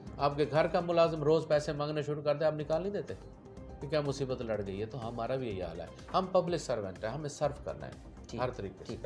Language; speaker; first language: Urdu; non-native, local second language; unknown